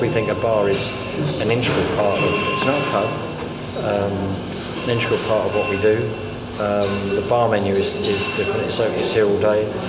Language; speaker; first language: English; native; English